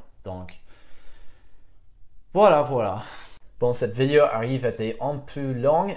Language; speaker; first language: French; non-native, fluent; English